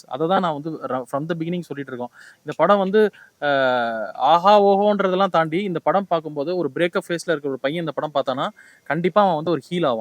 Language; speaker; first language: Tamil; native; Tamil